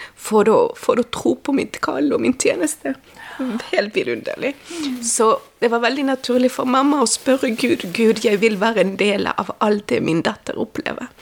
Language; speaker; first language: Norwegian; non-native, fluent; Spanish